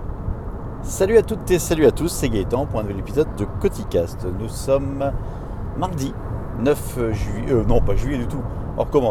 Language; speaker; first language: French; native; French